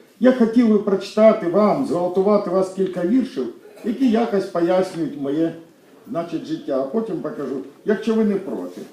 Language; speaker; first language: Ukrainian; native; Ukrainian